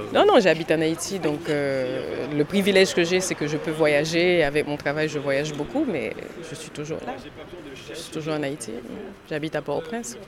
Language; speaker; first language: French; native; French